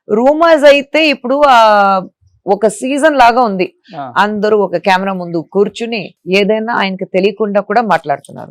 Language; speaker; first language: Telugu; non-native, fluent; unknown